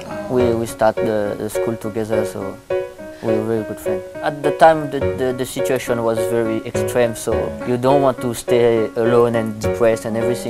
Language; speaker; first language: English; non-native, learner; French